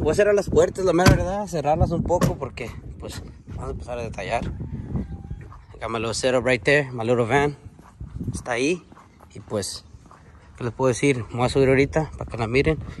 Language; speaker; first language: Spanish; early bilingual, heritage; Spanish